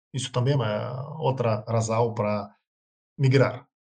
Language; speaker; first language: Portuguese; non-native, learner; Russian